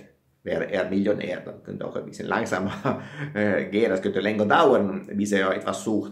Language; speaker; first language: German; non-native, fluent; Italian